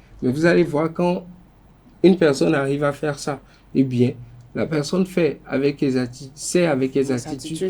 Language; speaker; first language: French; non-native, local second language; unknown